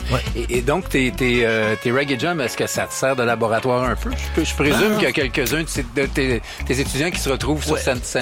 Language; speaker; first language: French; native; French